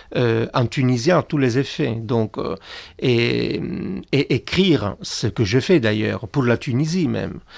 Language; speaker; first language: French; non-native, fluent; Italian